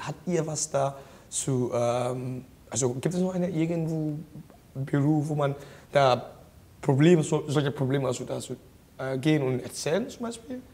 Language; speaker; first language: German; non-native, learner; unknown